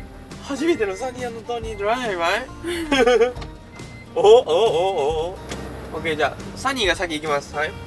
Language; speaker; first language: Japanese; native; Japanese